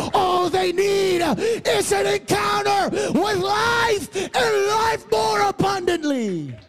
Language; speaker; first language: English; early bilingual, other home language; Spanish